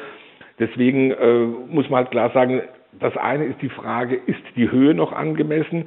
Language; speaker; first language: German; native; German